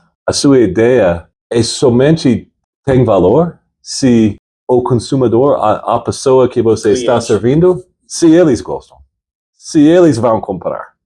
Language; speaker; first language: Portuguese; non-native, fluent; English